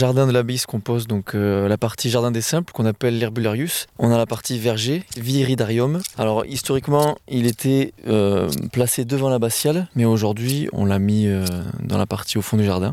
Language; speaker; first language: French; native; French